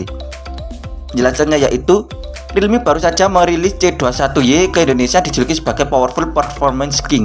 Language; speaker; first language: Indonesian; native; Indonesian